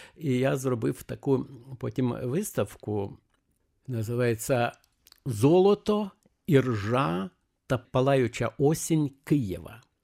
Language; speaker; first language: Ukrainian; non-native, fluent; Lithuanian